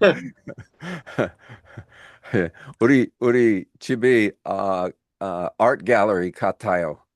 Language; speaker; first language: Korean; non-native, learner; English